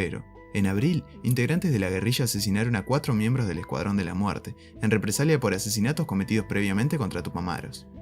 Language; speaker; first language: Spanish; native; Spanish